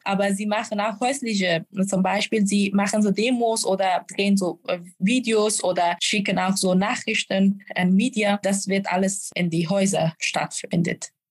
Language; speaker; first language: German; non-native, fluent; Persian